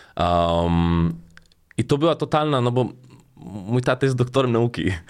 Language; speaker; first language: Polish; non-native, fluent; Slovenian